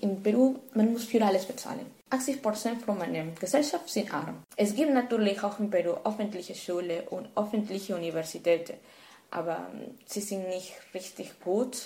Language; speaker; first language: German; non-native, fluent; Spanish